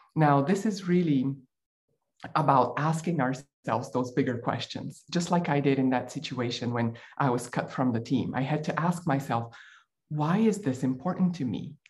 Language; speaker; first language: English; non-native, fluent; Bulgarian